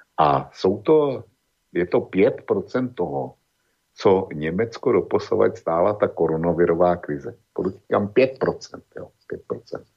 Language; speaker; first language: Czech; native; Czech